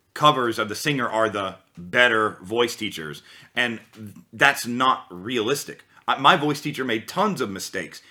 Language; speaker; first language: English; native; English